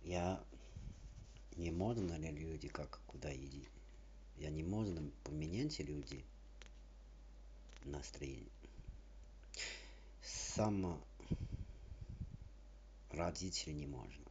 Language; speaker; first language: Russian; non-native, learner; Chinese